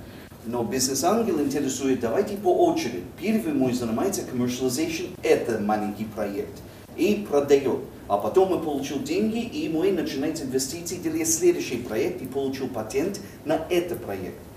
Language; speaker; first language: Russian; non-native, learner; English